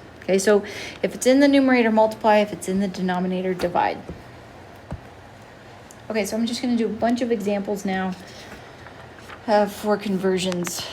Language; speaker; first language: English; native; English